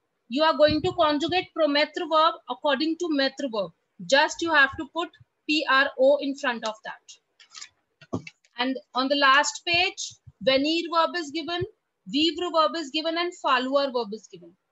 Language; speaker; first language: English; non-native, local second language; Hindi